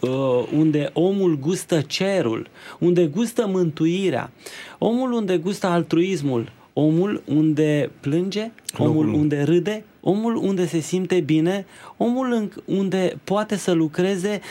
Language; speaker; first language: Romanian; native; Romanian